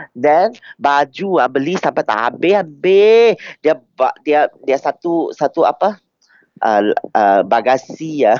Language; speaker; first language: Malay; non-native, local second language; Chinese